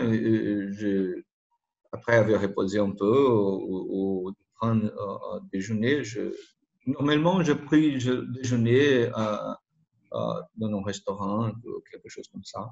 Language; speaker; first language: French; non-native, learner; Portuguese